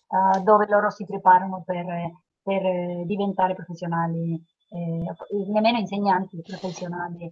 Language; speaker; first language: Italian; non-native, learner; Spanish